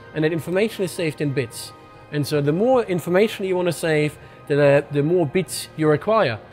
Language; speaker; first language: English; non-native, fluent; German